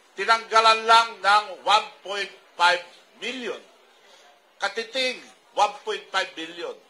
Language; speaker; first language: Filipino; non-native, local second language; Iloko